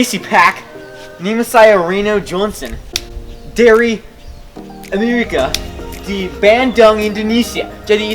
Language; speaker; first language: Indonesian; non-native, local second language; English